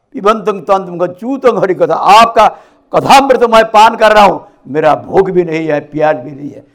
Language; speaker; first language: Hindi; non-native, local second language; Bangla